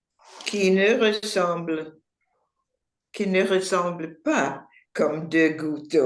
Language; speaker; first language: French; non-native, learner; English